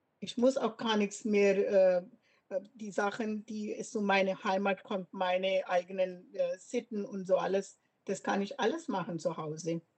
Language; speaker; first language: German; non-native, fluent; Punjabi